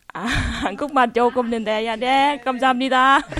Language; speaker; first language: Korean; non-native, learner; Vietnamese